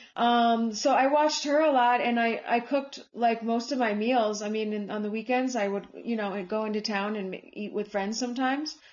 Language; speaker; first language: English; native; English